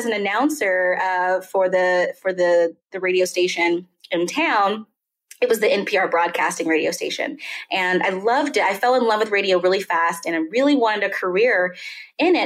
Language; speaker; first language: English; native; English